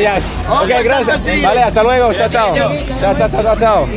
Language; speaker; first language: Spanish; non-native, learner; French